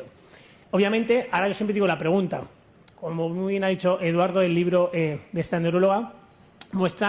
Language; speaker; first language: Spanish; native; Spanish